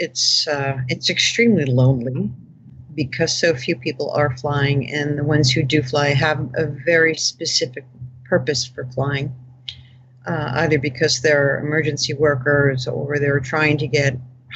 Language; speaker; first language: English; native; English